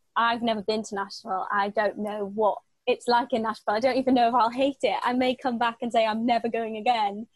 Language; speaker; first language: English; native; English